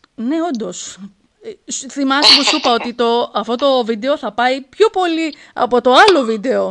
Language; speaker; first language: Greek; native; Greek